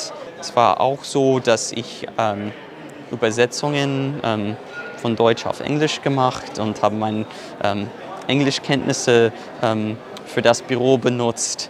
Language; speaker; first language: German; non-native, fluent; English